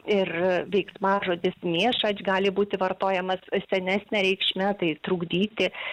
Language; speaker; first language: Lithuanian; non-native, local second language; Polish